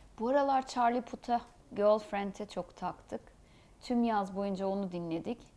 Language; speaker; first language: Turkish; early bilingual, heritage; Turkish